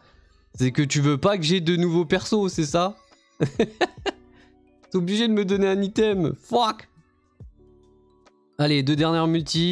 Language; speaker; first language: French; native; French